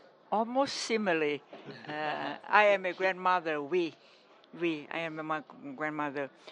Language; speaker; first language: English; non-native, fluent; Vietnamese